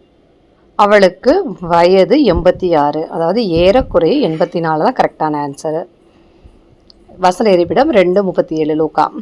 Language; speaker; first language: Tamil; native; Tamil